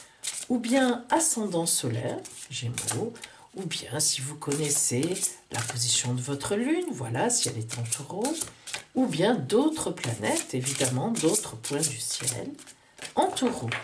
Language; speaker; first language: French; native; French